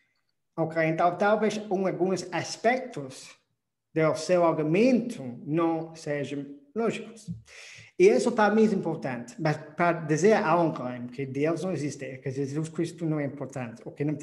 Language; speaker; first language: Portuguese; non-native, fluent; English